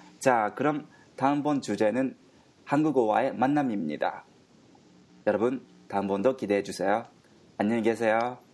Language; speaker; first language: Korean; non-native, fluent; Japanese